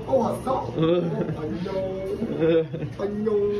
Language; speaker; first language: Korean; non-native, fluent; Italian